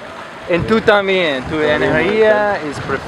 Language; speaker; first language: Spanish; non-native, learner; English